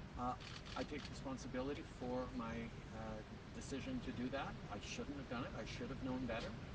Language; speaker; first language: English; native; English